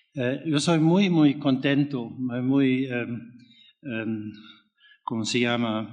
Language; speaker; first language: Spanish; non-native, learner; German